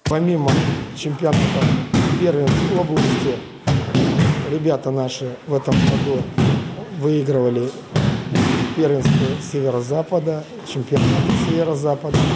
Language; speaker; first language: Russian; native; Russian